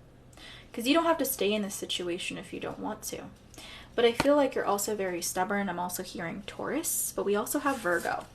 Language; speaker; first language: English; native; English